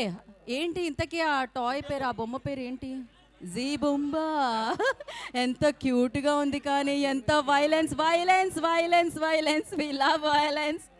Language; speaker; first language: Telugu; native; Telugu